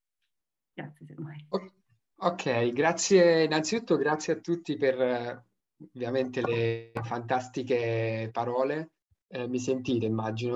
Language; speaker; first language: Italian; native; Italian